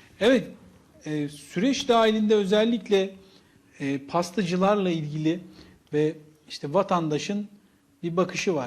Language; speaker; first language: Turkish; native; Turkish